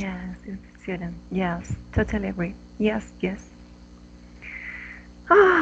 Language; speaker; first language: English; non-native, learner; Spanish